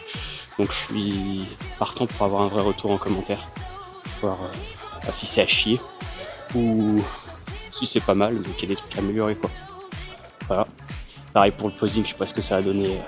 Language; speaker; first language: French; native; French